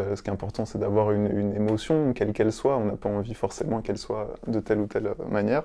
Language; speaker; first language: French; native; French